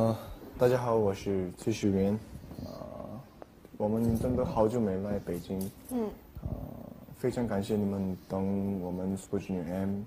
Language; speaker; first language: Chinese; non-native, learner; Korean